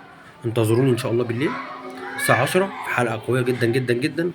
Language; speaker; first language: Arabic; native; Arabic